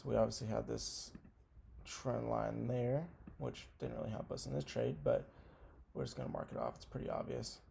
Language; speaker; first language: English; native; English